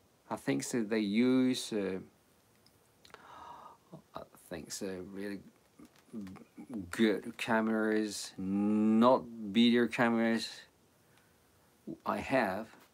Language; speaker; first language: English; non-native, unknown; Japanese